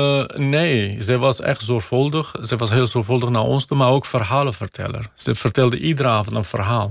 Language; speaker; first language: Dutch; non-native, fluent; Kurdish